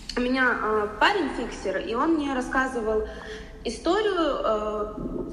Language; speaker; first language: Russian; native; Russian